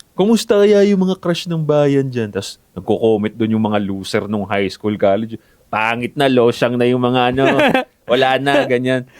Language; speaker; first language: Filipino; native; Filipino